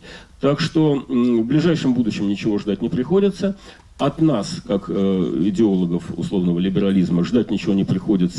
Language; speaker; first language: Russian; native; Russian